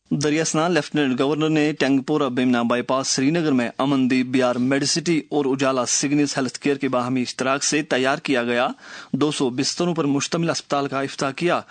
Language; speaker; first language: Urdu; non-native, local second language; Kashmiri